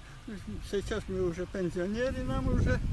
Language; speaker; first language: Russian; native; Russian